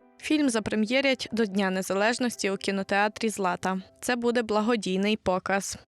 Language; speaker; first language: Ukrainian; native; Ukrainian